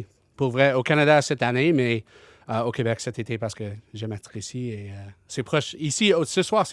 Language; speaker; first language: French; non-native, learner; English